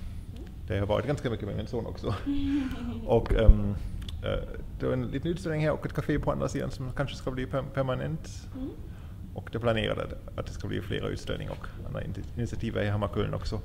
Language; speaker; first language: Swedish; native; Swedish